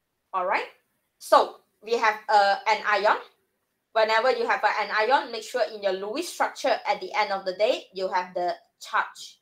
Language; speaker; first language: English; non-native, local second language; Malay